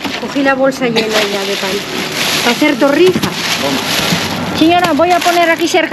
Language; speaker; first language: Spanish; non-native, learner; Filipino